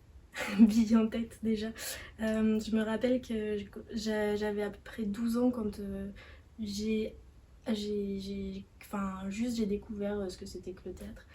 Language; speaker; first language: French; native; French